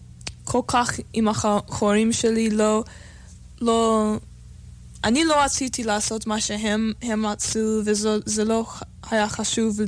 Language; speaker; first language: Hebrew; non-native, learner; English